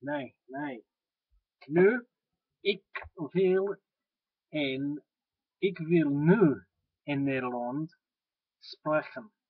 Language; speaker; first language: Dutch; non-native, learner; English